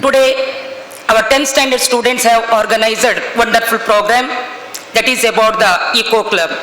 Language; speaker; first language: English; non-native, local second language; Kannada